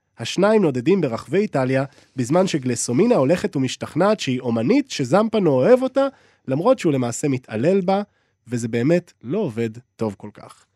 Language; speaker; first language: Hebrew; native; Hebrew